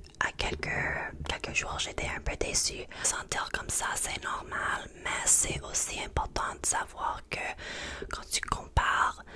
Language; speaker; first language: French; non-native, learner; English